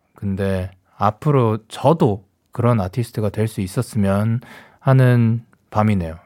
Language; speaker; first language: Korean; early bilingual, heritage; Korean